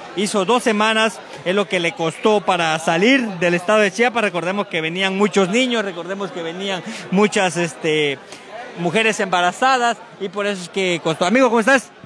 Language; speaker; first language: Spanish; native; Spanish